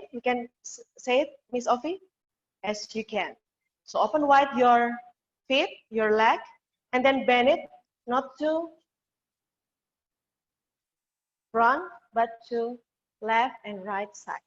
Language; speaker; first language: English; non-native, learner; Indonesian